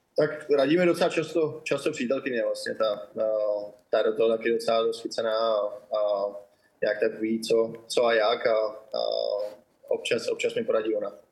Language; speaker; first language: Czech; native; Czech